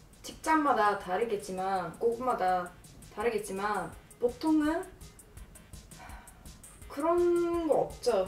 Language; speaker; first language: Korean; non-native, fluent; Swedish